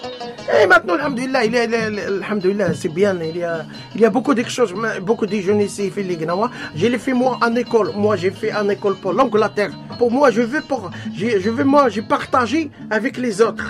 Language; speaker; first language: French; non-native, learner; Arabic